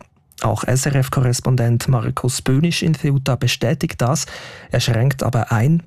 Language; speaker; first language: German; native; German